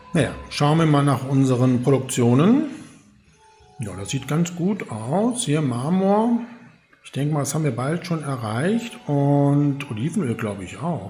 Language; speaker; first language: German; native; German